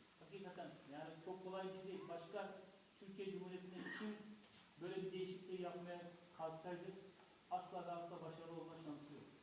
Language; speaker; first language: Turkish; native; Turkish